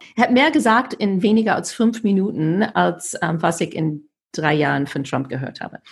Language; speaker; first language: German; non-native, fluent; English